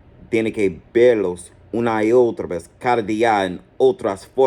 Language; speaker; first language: Spanish; non-native, learner; English